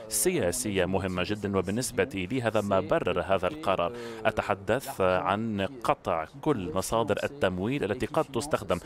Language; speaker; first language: Arabic; non-native, fluent; French